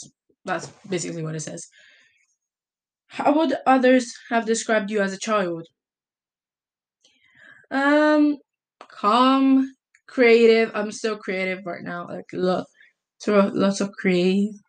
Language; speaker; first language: English; early bilingual, other home language; Italian